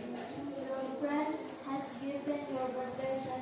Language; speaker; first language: English; non-native, learner; Indonesian